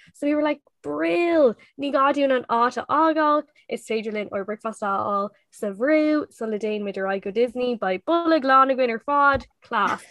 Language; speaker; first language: Irish; non-native, local second language; English